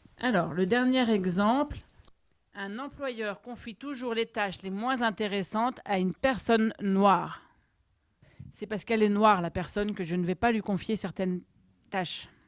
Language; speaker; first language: French; native; French